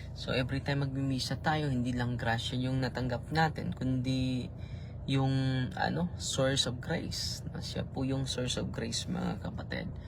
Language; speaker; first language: Filipino; non-native, local second language; Cebuano